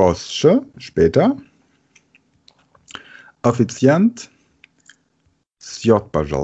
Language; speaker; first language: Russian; non-native, learner; German